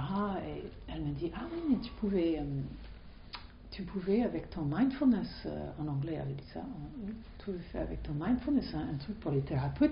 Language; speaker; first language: French; non-native, fluent; English